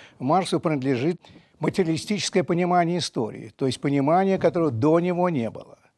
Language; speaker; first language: Russian; native; Russian